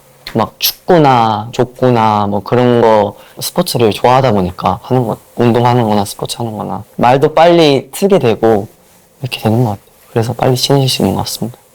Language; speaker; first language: Korean; non-native, fluent; Japanese